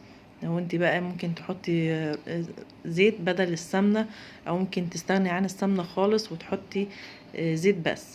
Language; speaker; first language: Arabic; native; Arabic